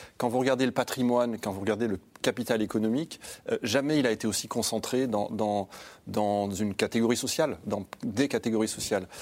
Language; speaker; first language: French; native; French